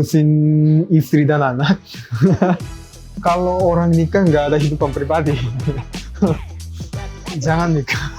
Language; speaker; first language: Indonesian; early bilingual, other home language; Korean